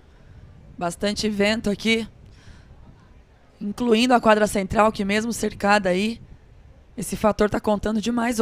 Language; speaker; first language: Portuguese; native; Portuguese